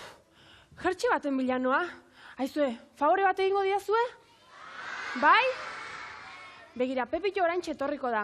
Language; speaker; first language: Basque; native; Basque